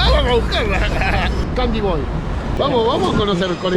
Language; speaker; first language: Spanish; non-native, learner; Korean